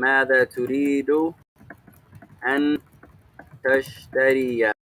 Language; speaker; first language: Arabic; non-native, fluent; English